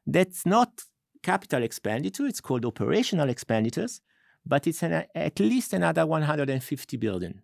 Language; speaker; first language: English; non-native, fluent; Italian